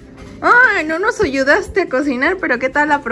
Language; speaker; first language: Spanish; native; Spanish